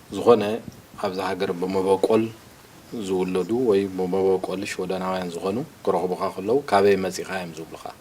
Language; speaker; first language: Tigrinya; native; Tigrinya